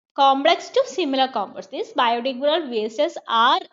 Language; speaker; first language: English; non-native, local second language; Malayalam